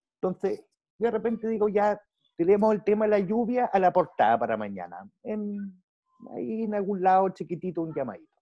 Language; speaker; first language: Spanish; early bilingual, heritage; Spanish